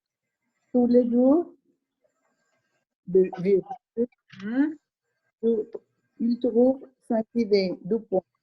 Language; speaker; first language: French; non-native, learner; Spanish